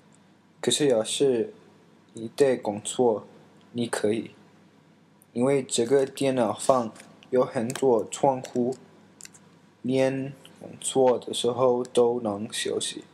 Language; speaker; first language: Chinese; non-native, learner; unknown